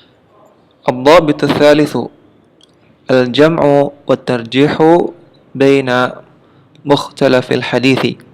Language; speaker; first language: Arabic; non-native, fluent; Indonesian